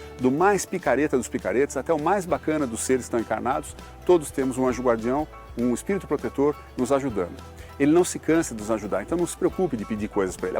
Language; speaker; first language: Portuguese; native; Portuguese